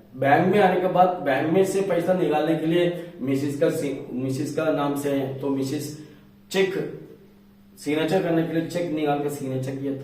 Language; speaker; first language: Hindi; non-native, local second language; Malayalam